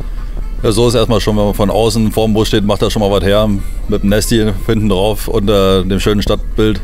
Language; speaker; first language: German; native; German